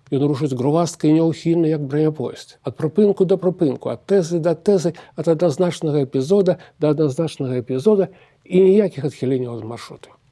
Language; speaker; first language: Belarusian; native; Belarusian